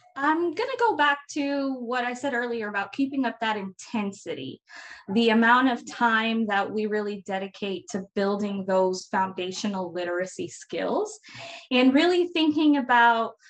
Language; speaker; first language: English; native; English